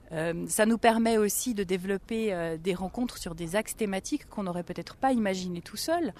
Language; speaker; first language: French; native; French